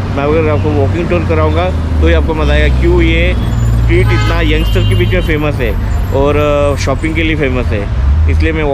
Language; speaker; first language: Hindi; non-native, local second language; Marathi